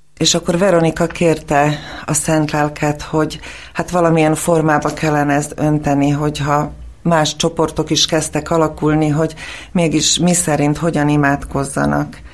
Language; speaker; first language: Hungarian; non-native, fluent; Slovak